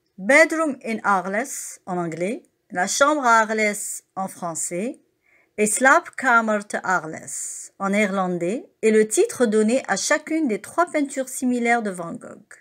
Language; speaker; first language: French; native; French